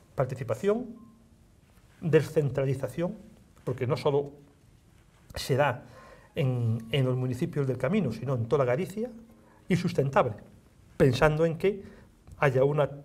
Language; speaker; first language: Spanish; native; Spanish